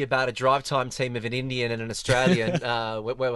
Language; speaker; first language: English; native; English